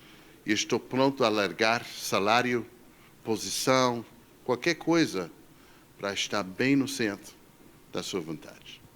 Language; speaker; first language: Portuguese; non-native, fluent; English